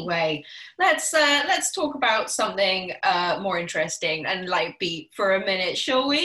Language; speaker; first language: English; native; English